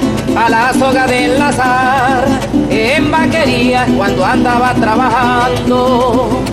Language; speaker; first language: Spanish; native; Spanish